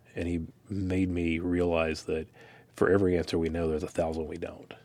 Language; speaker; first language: English; native; English